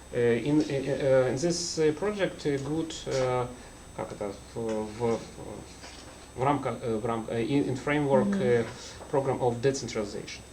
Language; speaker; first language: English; non-native, learner; Russian